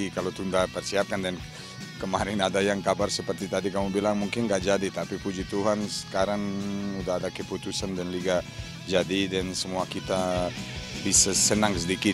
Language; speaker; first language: Indonesian; non-native, fluent; Serbian